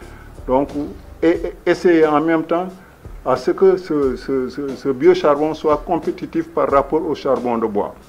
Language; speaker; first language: French; non-native, local second language; Wolof